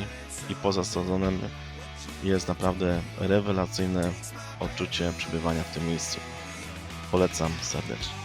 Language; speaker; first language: Polish; native; Polish